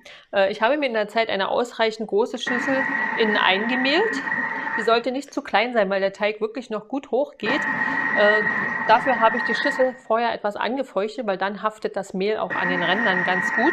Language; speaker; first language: German; native; German